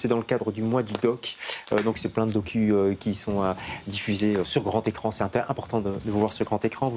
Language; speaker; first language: French; native; French